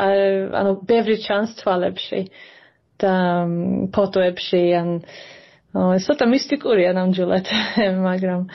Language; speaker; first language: Georgian; early bilingual, heritage; Swedish